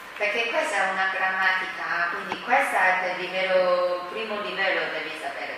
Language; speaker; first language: Italian; non-native, learner; Chinese